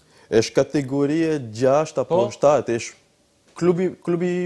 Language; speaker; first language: Albanian; non-native, learner; French